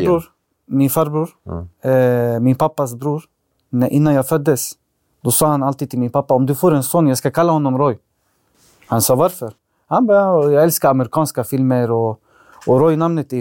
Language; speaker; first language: Swedish; early bilingual, other home language; Arabic